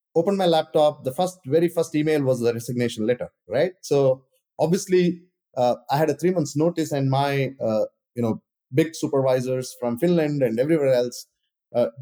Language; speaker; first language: English; non-native, local second language; Kannada